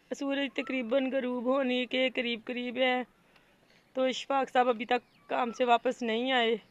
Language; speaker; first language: Urdu; non-native, local second language; Punjabi